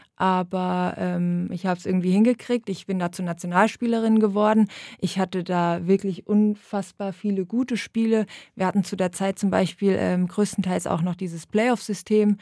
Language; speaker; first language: German; native; German